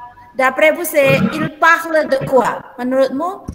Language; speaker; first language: French; non-native, fluent; Indonesian